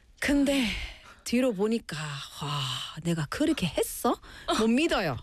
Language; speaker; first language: Korean; non-native, fluent; English